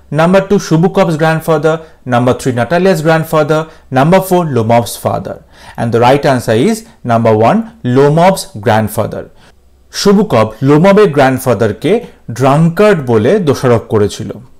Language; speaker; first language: English; non-native, local second language; Bangla